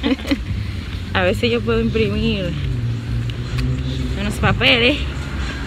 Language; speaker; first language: Spanish; native; Spanish